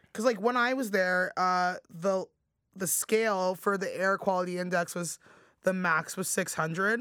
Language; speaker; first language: English; native; English